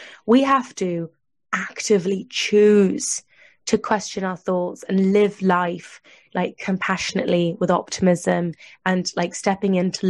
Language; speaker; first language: English; native; English